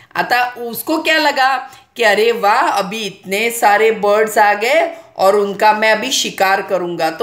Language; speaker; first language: Hindi; non-native, local second language; Marathi